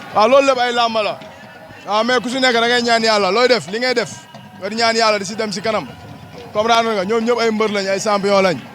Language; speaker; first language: Wolof; native; Wolof